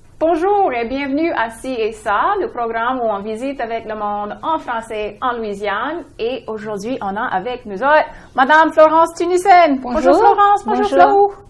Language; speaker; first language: French; non-native, local second language; English